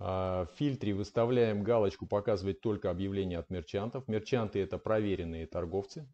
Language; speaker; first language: Russian; native; Russian